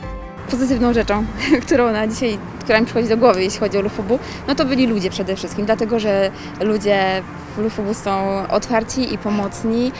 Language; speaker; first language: Polish; native; Polish